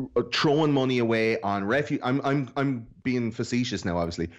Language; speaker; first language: English; native; English